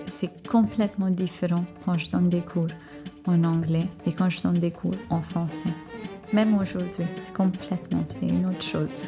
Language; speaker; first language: French; non-native, fluent; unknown